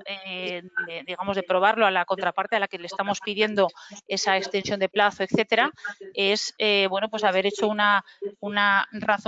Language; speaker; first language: Spanish; native; Spanish